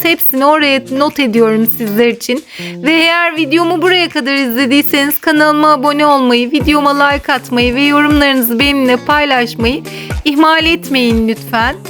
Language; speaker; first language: Turkish; native; Turkish